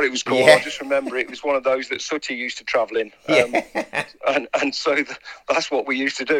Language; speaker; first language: English; native; English